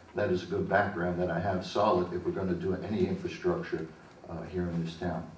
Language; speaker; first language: English; native; English